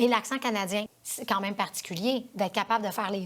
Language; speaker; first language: French; native; French